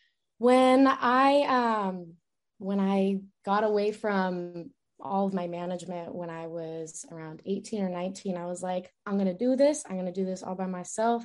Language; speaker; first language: English; native; English